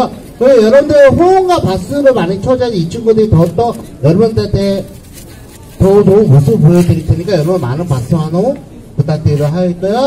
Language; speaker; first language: Korean; native; Korean